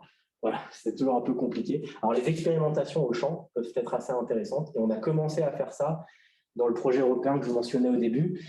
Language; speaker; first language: French; native; French